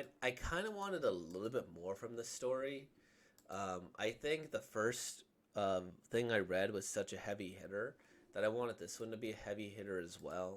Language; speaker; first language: English; native; English